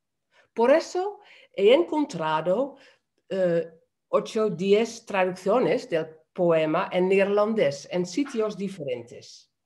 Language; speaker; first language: Spanish; non-native, fluent; Dutch